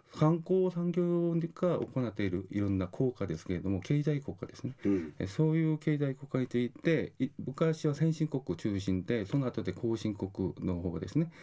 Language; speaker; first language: Japanese; non-native, fluent; Korean